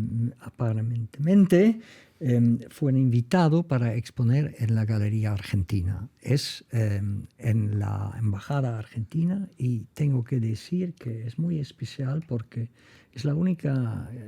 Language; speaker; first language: Spanish; non-native, fluent; Dutch